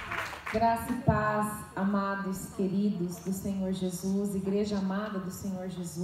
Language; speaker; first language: Portuguese; native; Portuguese